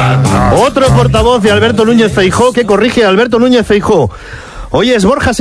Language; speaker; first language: Spanish; native; Spanish